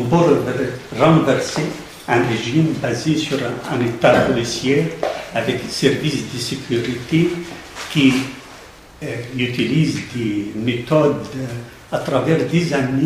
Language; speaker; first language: French; non-native, fluent; Arabic